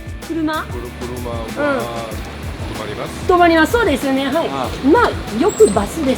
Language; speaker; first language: Japanese; non-native, learner; French